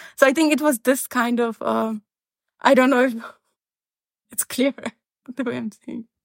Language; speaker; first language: English; non-native, fluent; Pashto